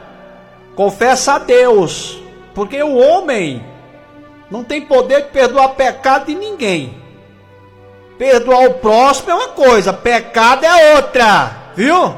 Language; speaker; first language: Portuguese; native; Portuguese